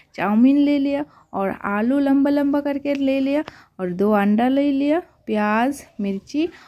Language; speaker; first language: Hindi; non-native, local second language; Bangla